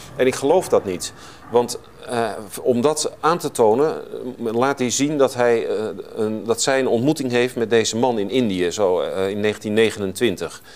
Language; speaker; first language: Dutch; native; Dutch